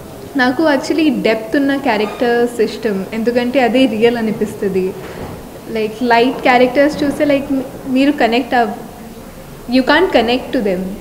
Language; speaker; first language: Telugu; non-native, fluent; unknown